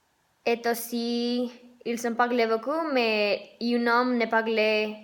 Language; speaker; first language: French; non-native, learner; Spanish